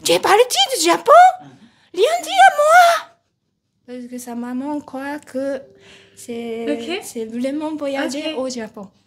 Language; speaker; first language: French; non-native, learner; Japanese